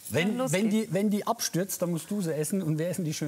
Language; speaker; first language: German; native; German